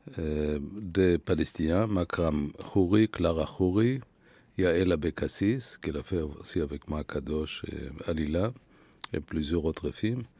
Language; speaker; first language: French; non-native, fluent; Hebrew